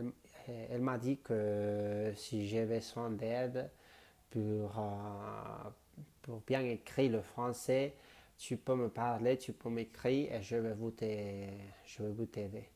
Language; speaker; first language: French; non-native, learner; Spanish